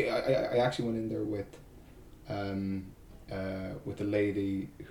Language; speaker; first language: English; native; English